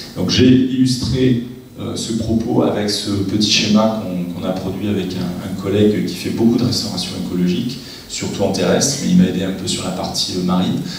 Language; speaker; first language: French; native; French